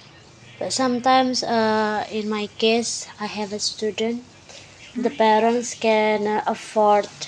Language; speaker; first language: English; non-native, learner; Indonesian